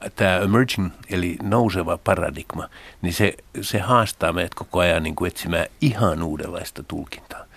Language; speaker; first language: Finnish; native; Finnish